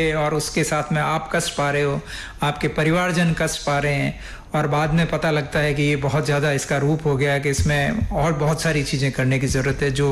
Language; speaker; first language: Hindi; non-native, local second language; Rajasthani